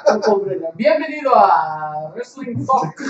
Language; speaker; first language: Spanish; non-native, learner; English